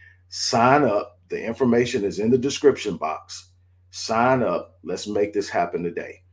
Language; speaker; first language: English; native; English